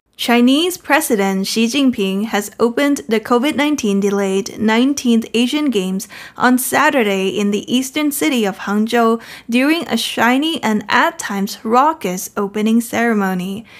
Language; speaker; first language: English; non-native, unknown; Chinese